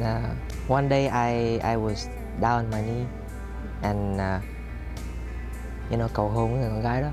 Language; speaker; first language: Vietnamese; early bilingual, heritage; Vietnamese